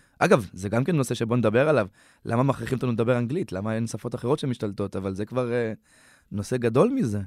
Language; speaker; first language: Hebrew; native; Hebrew